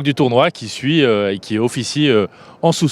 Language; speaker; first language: French; native; French